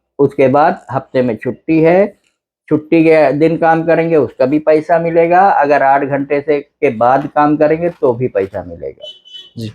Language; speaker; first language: Hindi; native; Hindi